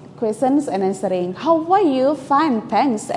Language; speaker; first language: English; non-native, fluent; Indonesian